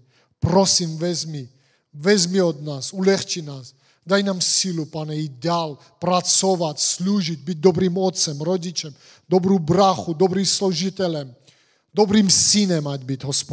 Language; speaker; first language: Czech; non-native, fluent; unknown